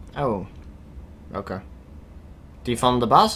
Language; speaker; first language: Dutch; native; Dutch